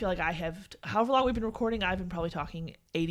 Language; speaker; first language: English; native; English